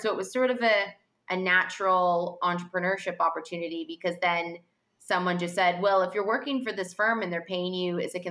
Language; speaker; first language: English; native; English